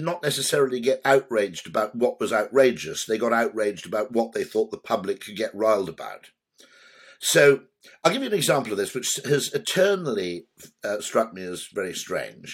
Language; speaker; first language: English; native; English